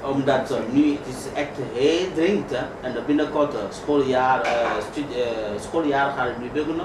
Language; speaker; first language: Dutch; non-native, learner; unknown